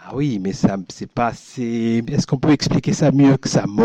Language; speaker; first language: French; native; French